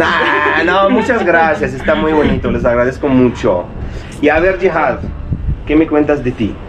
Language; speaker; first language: Spanish; non-native, fluent; Arabic